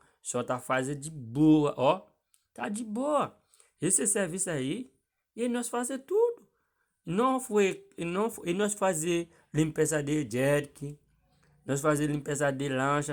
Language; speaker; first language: Portuguese; non-native, learner; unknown